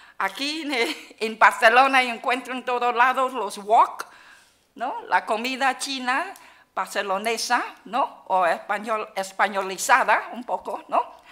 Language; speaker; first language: Spanish; non-native, fluent; Chinese